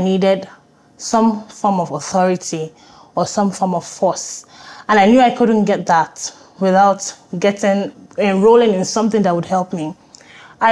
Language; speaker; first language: English; non-native, local second language; Yoruba